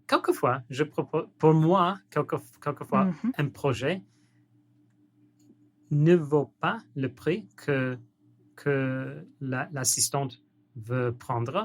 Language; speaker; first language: French; non-native, learner; English